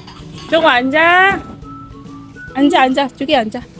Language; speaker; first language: Korean; non-native, learner; Cebuano